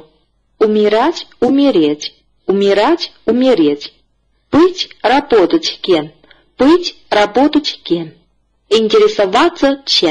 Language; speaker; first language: Russian; non-native, fluent; Chinese